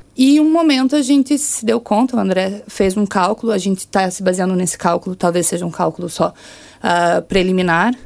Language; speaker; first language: Portuguese; native; Portuguese